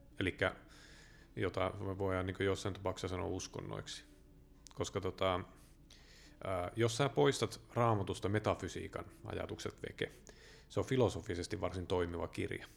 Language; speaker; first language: Finnish; native; Finnish